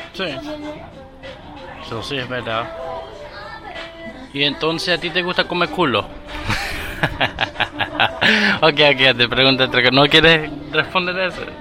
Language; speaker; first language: Spanish; early bilingual, heritage; Spanish